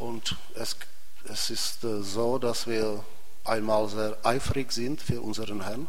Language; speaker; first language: German; non-native, fluent; Czech